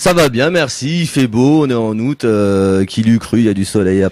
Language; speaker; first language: French; native; French